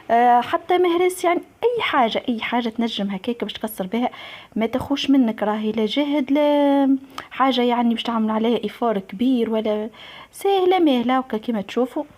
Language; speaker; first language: Arabic; native; Arabic